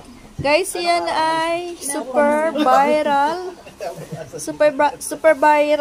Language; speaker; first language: Filipino; native; Filipino